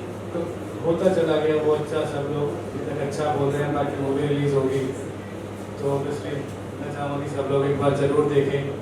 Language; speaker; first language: Hindi; native; Hindi